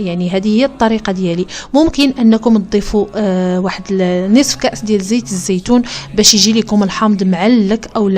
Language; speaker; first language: Arabic; native; Arabic